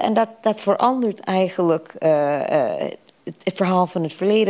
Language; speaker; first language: Dutch; non-native, fluent; English